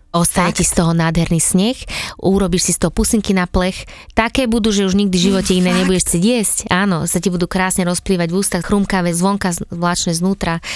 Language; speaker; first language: Slovak; native; Slovak